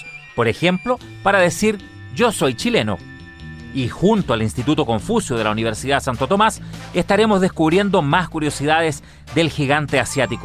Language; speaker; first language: Spanish; native; Spanish